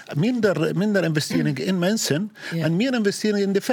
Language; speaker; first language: Dutch; non-native, learner; Arabic